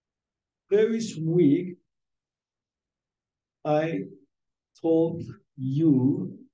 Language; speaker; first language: English; non-native, fluent; Turkish